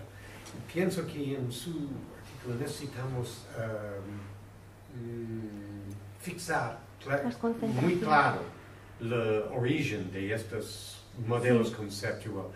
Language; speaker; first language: Spanish; non-native, learner; English